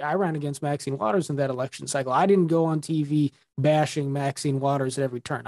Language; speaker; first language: English; native; English